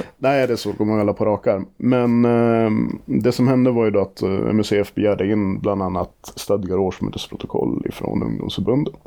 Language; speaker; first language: Swedish; native; Swedish